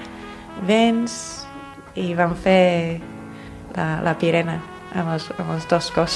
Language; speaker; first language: Catalan; non-native, fluent; English